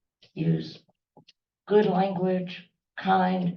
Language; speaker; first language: English; native; English